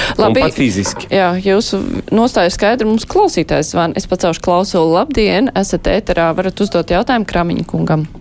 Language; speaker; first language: Latvian; native; Latvian